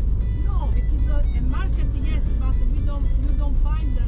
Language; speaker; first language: English; non-native, learner; Italian